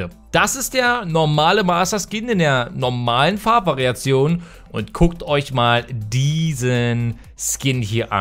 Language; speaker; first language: German; native; German